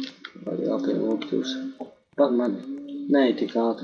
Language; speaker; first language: Latvian; native; Latvian